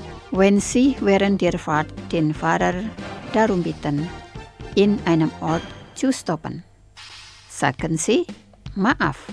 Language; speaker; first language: German; non-native, fluent; Indonesian